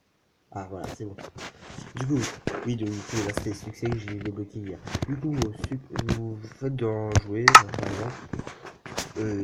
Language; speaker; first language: French; native; French